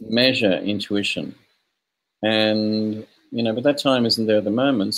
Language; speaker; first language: English; native; English